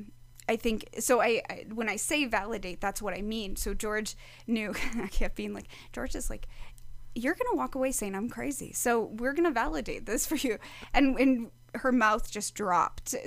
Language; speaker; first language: English; native; English